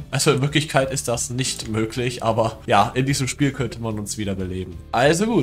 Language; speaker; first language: German; native; German